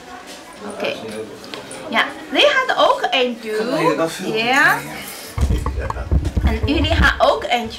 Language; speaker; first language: Dutch; non-native, learner; Chinese